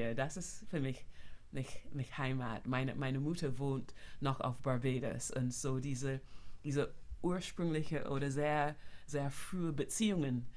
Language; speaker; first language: German; non-native, fluent; English